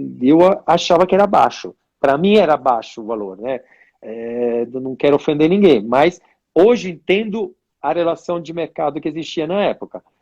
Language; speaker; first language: Portuguese; non-native, fluent; Italian